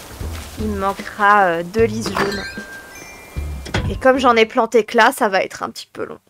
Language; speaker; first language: French; native; French